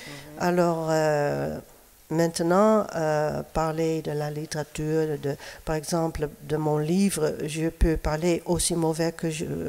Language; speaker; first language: French; non-native, fluent; Dutch